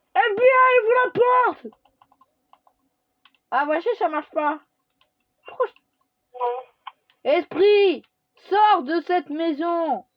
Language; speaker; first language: French; native; French